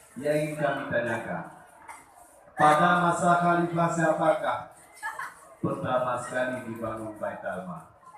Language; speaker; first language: Malay; non-native, local second language; Achinese